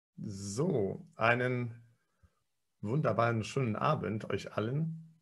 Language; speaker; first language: German; non-native, fluent; Polish